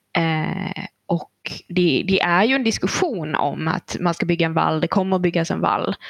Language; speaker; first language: Swedish; native; Swedish